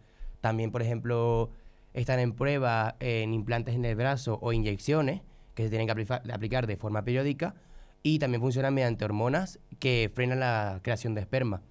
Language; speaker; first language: Spanish; native; Spanish